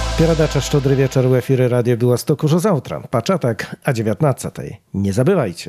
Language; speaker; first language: Belarusian; native; Belarusian